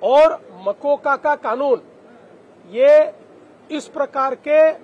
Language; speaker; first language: Hindi; non-native, local second language; Marathi